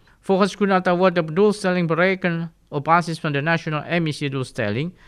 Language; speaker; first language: Dutch; non-native, fluent; Indonesian